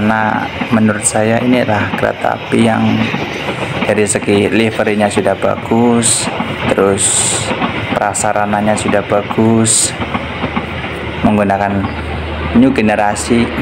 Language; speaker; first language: Indonesian; native; Indonesian